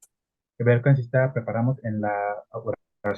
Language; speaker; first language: Spanish; non-native, learner; Italian